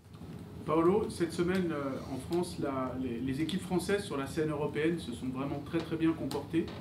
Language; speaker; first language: French; native; French